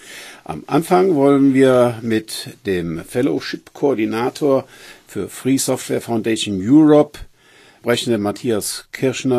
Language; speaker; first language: German; native; German